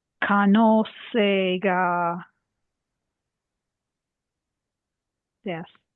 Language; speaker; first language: Japanese; non-native, learner; English